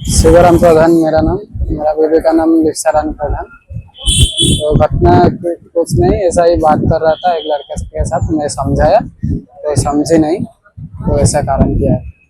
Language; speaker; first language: Hindi; non-native, local second language; Odia